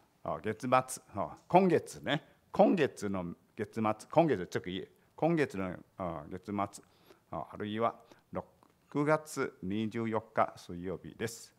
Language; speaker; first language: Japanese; non-native, fluent; Chinese